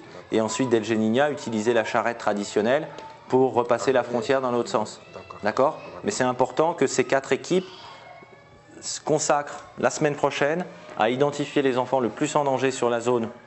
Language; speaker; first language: French; native; French